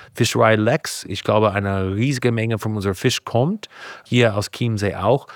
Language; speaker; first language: German; non-native, fluent; English